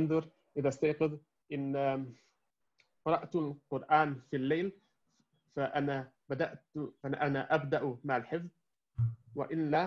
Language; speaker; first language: Arabic; non-native, learner; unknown